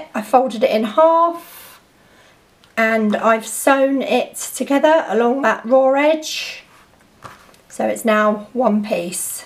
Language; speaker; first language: English; native; English